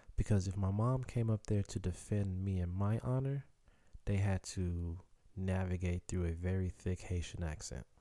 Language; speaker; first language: English; early bilingual, other home language; Haitian Creole